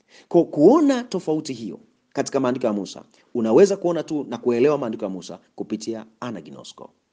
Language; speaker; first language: Swahili; native; Swahili